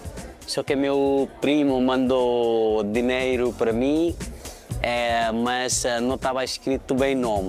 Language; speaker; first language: Portuguese; non-native, fluent; Nepali